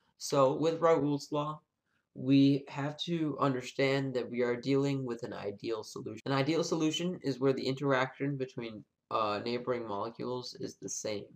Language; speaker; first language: English; native; English